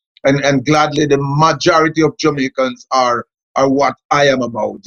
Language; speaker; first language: English; non-native, local second language; Jamaican Creole English